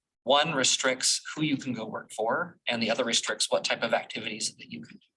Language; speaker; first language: English; native; English